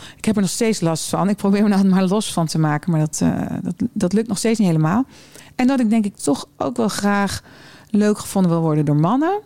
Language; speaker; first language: Dutch; early bilingual, other home language; German